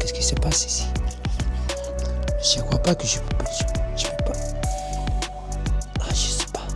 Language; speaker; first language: French; non-native, learner; Spanish